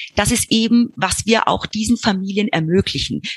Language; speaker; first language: German; early bilingual, heritage; Spanish